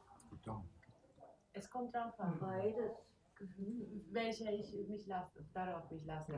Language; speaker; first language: German; non-native, learner; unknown